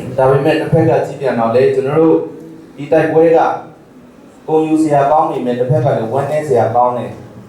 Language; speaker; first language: Burmese; non-native, local second language; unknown